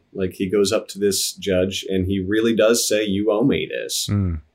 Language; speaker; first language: English; native; English